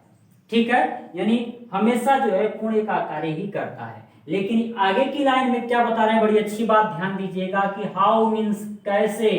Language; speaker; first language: Hindi; native; Hindi